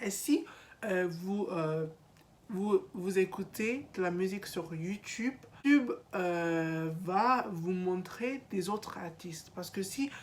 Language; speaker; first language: French; non-native, learner; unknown